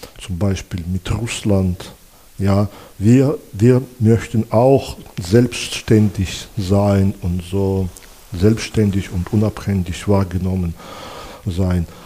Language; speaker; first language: German; non-native, fluent; Belarusian